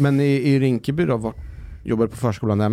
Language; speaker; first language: Swedish; early bilingual, other home language; Persian